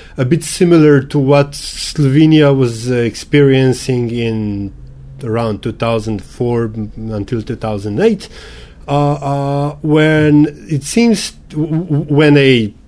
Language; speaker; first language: English; non-native, fluent; Slovenian